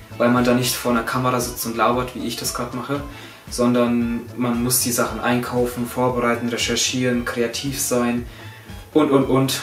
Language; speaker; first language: German; early bilingual, other home language; Turkish